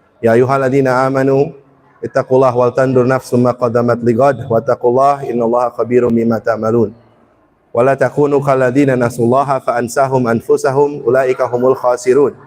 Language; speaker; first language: Indonesian; early bilingual, heritage; Indonesian